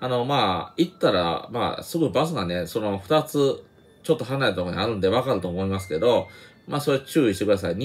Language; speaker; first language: Japanese; native; Japanese